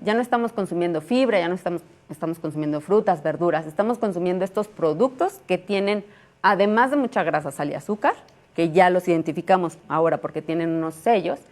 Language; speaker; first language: Spanish; native; Spanish